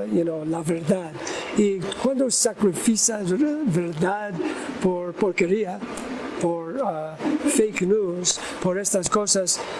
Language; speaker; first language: Spanish; non-native, learner; English